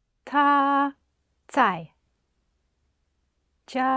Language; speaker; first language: Chinese; non-native, learner; English